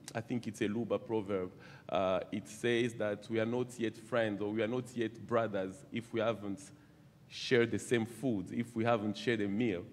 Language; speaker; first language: English; non-native, fluent; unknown